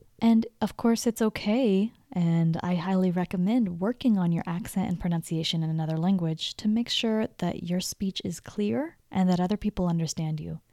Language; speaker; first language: English; native; English